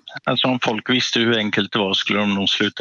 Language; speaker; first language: Swedish; native; Swedish